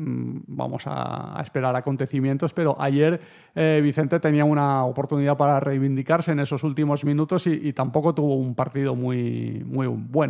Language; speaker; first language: Spanish; native; Spanish